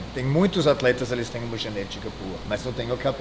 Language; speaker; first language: Portuguese; non-native, fluent; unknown